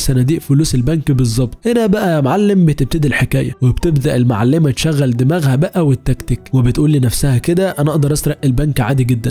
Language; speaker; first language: Arabic; native; Arabic